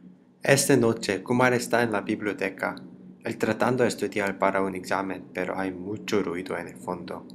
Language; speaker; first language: Spanish; non-native, learner; English